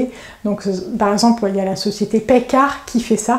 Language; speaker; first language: French; native; French